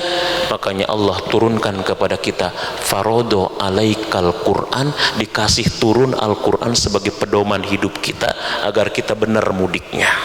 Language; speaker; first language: Indonesian; native; Indonesian